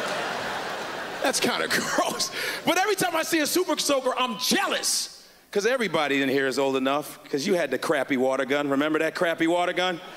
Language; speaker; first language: English; native; English